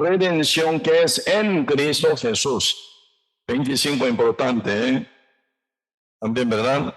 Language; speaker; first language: Spanish; non-native, learner; Korean